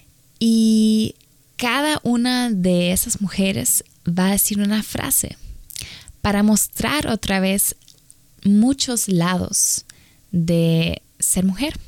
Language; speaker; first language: Spanish; non-native, fluent; German